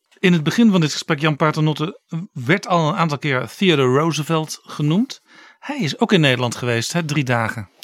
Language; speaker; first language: Dutch; native; Dutch